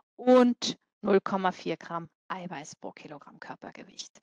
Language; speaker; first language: German; native; German